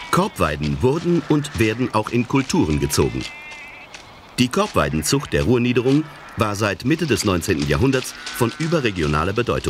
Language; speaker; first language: German; native; German